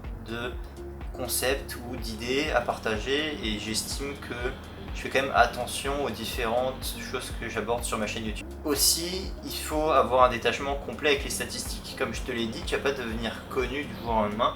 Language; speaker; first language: French; native; French